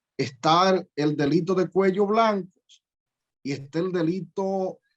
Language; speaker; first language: Spanish; native; Spanish